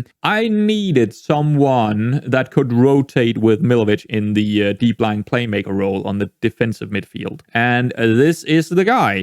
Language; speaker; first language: English; non-native, fluent; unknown